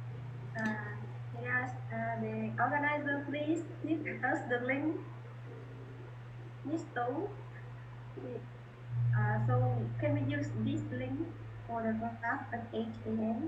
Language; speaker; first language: English; non-native, fluent; Vietnamese